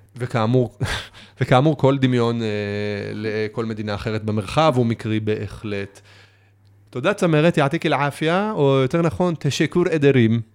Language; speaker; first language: Hebrew; native; Hebrew